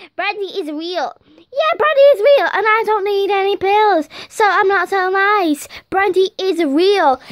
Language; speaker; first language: English; native; English